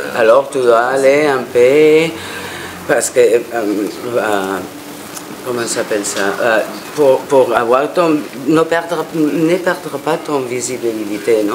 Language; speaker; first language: French; non-native, fluent; Spanish